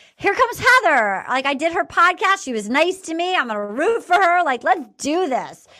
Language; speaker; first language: English; native; English